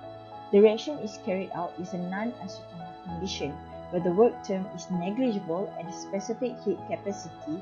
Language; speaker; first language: English; non-native, local second language; Malay